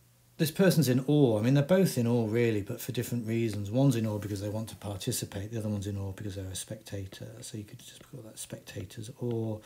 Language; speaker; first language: English; native; English